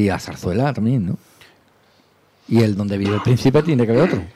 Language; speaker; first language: Spanish; native; Spanish